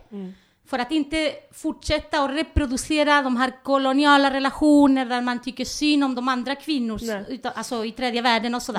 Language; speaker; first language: Swedish; non-native, fluent; Spanish